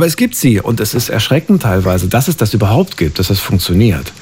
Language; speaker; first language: German; native; German